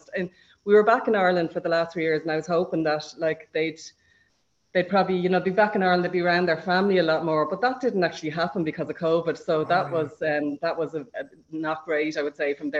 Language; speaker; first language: English; native; English